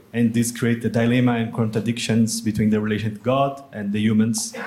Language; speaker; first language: English; non-native, fluent; Portuguese